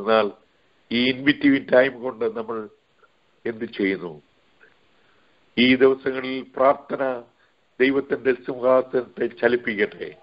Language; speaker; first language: Malayalam; native; Malayalam